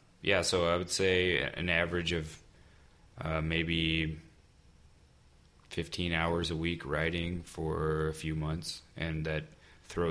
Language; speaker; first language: English; native; English